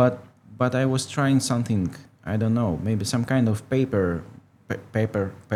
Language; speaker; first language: English; non-native, learner; Russian